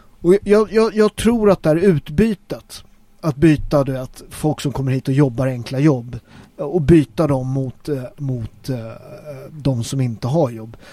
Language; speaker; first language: Swedish; native; Swedish